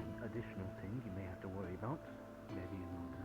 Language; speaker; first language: English; native; English